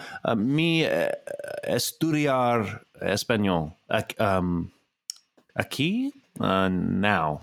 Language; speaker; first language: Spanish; non-native, learner; English